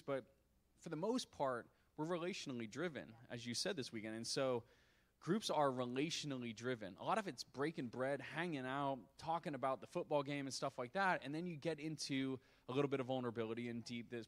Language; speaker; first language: English; native; English